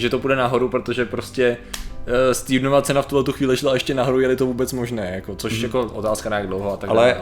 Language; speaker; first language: Czech; native; Czech